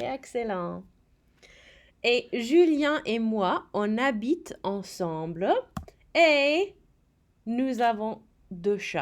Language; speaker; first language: French; non-native, fluent; English